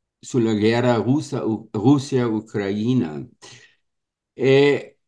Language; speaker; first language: Italian; non-native, learner; German